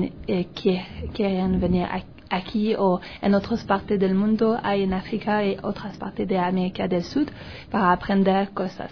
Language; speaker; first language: Spanish; non-native, learner; French